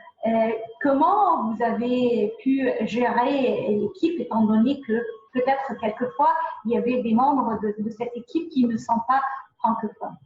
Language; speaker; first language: French; non-native, fluent; Arabic